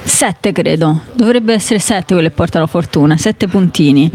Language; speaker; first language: Italian; native; Italian